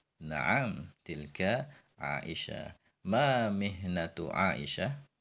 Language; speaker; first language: Arabic; non-native, learner; Indonesian